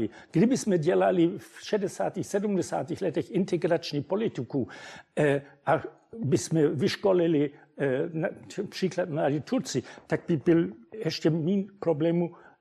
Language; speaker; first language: Czech; non-native, fluent; German